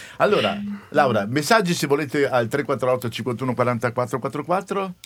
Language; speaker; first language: Italian; native; Italian